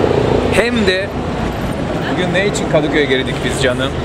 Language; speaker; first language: Turkish; non-native, fluent; Japanese